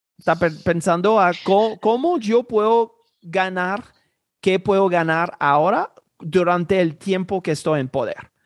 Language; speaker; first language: Spanish; non-native, fluent; Haitian Creole